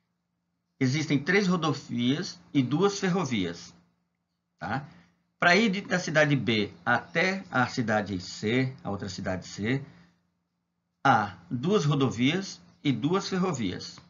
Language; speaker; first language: Portuguese; native; Portuguese